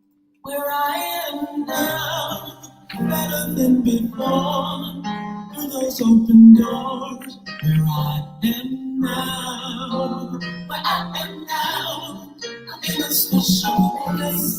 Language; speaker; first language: English; native; English